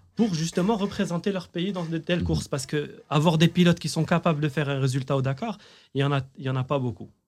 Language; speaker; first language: French; non-native, local second language; Arabic